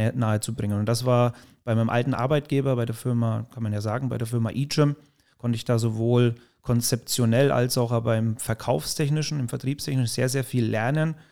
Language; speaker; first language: German; native; German